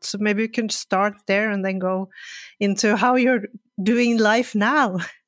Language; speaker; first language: English; non-native, fluent; Norwegian